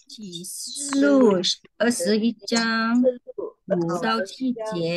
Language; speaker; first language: Chinese; non-native, fluent; English